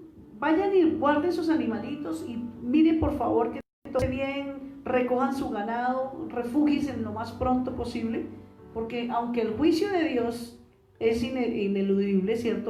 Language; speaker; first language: Spanish; native; Spanish